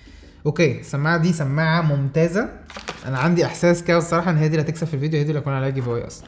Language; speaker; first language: Arabic; native; Arabic